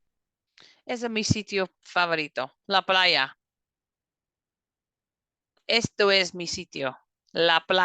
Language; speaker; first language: Spanish; non-native, fluent; English